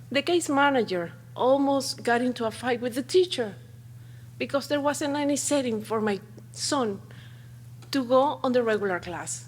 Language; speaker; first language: English; non-native, fluent; Spanish